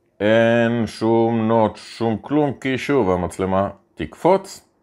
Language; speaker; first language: Hebrew; native; Hebrew